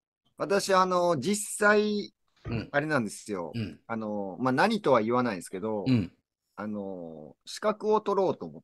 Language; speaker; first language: Japanese; native; Japanese